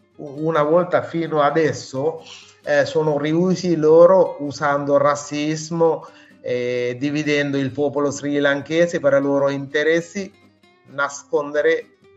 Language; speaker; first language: Italian; non-native, fluent; Sinhala